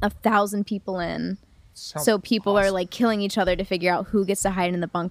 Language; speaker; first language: English; native; English